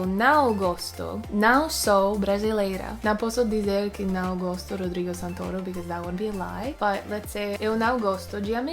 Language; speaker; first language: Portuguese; non-native, learner; Swedish